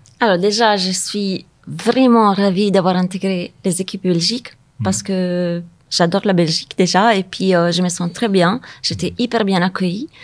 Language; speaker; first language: French; non-native, fluent; Italian